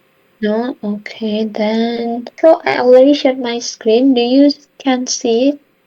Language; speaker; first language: English; non-native, learner; Indonesian